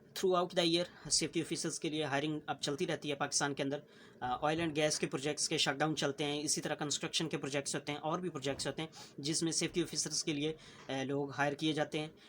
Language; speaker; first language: Urdu; native; Urdu